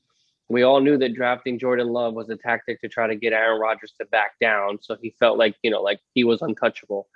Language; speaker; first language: English; native; English